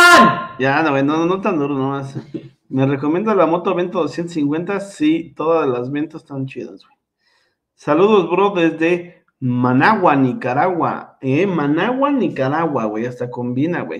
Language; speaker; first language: Spanish; native; Spanish